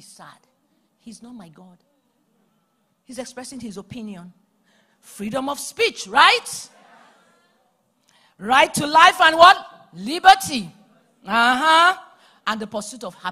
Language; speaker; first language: English; non-native, local second language; Yoruba